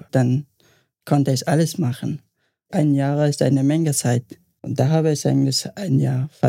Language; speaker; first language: German; non-native, learner; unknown